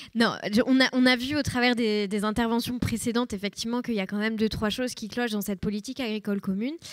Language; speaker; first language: French; native; French